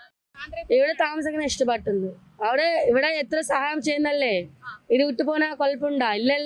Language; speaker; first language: Malayalam; non-native, learner; Tamil